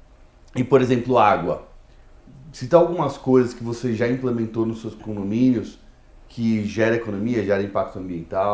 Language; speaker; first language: Portuguese; native; Portuguese